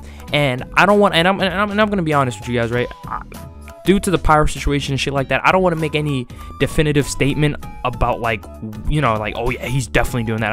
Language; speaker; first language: English; native; English